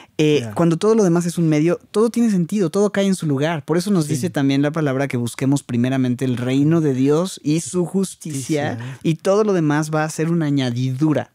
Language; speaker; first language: Spanish; native; Spanish